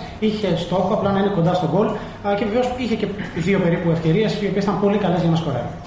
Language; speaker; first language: Greek; native; Greek